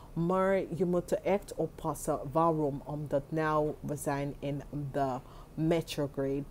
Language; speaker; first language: Dutch; non-native, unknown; English